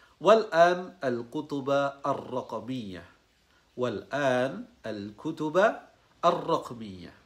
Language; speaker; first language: Arabic; non-native, fluent; Indonesian